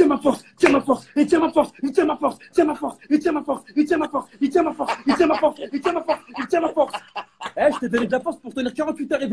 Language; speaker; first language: French; native; French